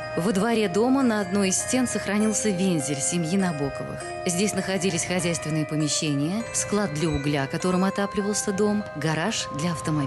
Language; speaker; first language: Russian; native; Russian